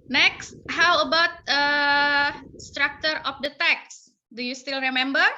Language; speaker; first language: English; non-native, fluent; Indonesian